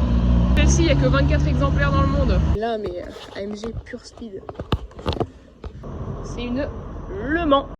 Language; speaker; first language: French; native; French